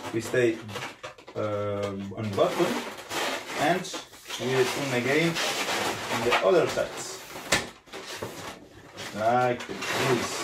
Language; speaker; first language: English; non-native, learner; Italian